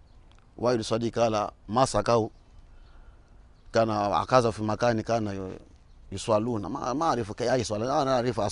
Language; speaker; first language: Arabic; non-native, learner; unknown